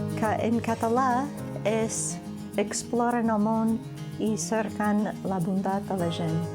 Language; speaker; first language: Catalan; non-native, fluent; English